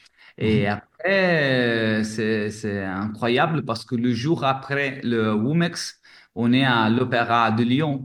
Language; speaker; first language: French; non-native, fluent; Italian